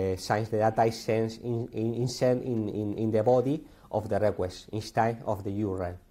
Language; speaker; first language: English; non-native, learner; Spanish